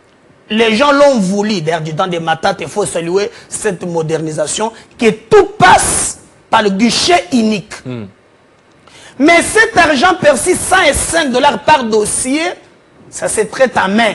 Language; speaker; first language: French; non-native, local second language; Lingala